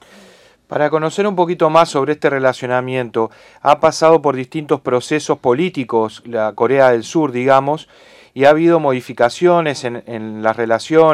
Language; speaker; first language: Spanish; native; Spanish